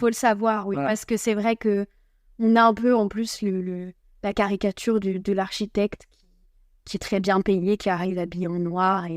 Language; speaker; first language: French; native; French